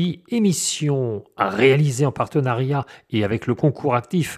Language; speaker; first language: French; native; French